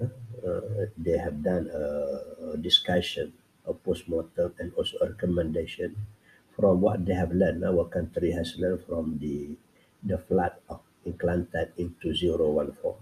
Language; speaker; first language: English; non-native, local second language; Pattani Malay